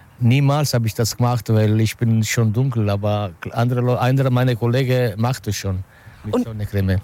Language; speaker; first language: German; non-native, learner; Italian